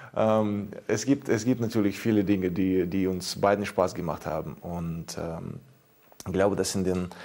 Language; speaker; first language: German; non-native, fluent; Ukrainian